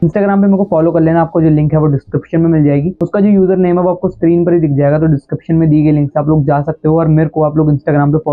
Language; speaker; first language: Hindi; native; Hindi